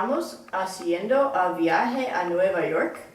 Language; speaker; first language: Spanish; non-native, learner; English